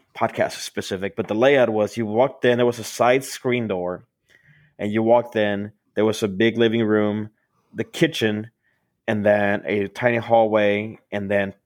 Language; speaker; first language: English; early bilingual, other home language; Spanish